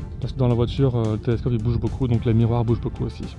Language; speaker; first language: French; native; French